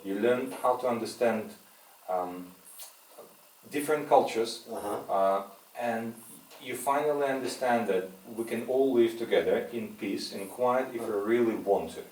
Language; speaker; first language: English; non-native, fluent; Russian